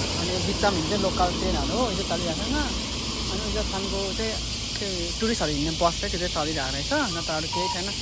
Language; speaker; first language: Nepali; native; Nepali